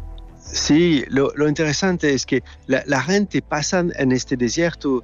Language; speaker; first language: Spanish; non-native, learner; French